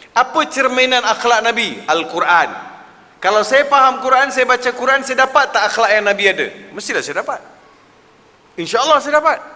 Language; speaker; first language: Malay; non-native, local second language; Tamil